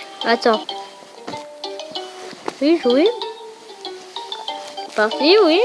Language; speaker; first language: French; early bilingual, other home language; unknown